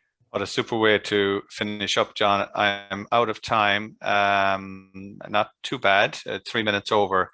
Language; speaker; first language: English; native; English